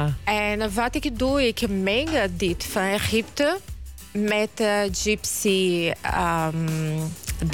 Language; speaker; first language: Dutch; non-native, fluent; Portuguese